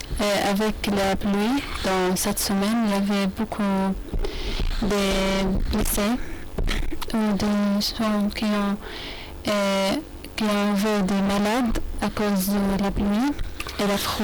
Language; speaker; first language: French; non-native, learner; Arabic